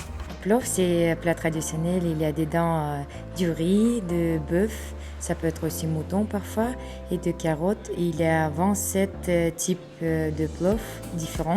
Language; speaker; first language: French; non-native, learner; Kyrgyz